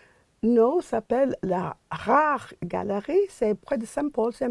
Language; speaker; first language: French; non-native, fluent; English